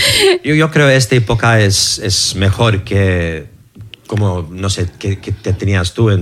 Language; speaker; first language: Spanish; non-native, learner; English